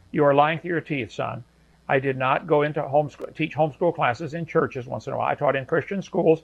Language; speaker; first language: English; native; English